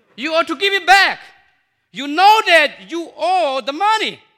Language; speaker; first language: English; non-native, fluent; Burmese